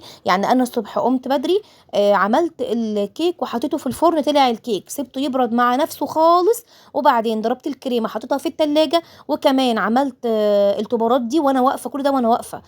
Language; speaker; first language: Arabic; native; Arabic